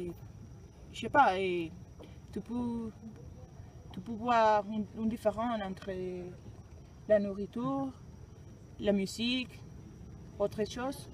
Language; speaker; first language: French; non-native, learner; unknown